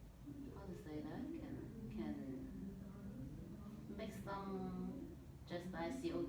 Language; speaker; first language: English; non-native, learner; Chinese